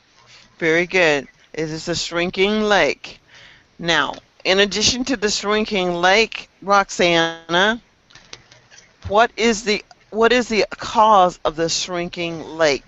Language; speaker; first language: English; non-native, fluent; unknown